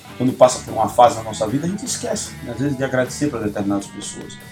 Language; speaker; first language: Portuguese; native; Portuguese